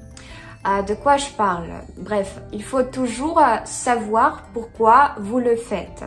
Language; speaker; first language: French; non-native, fluent; Russian